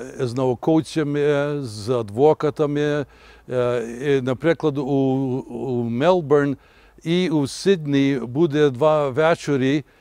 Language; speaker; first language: Ukrainian; early bilingual, heritage; Ukrainian